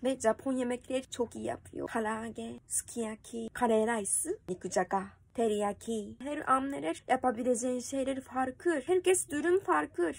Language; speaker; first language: Turkish; non-native, learner; Japanese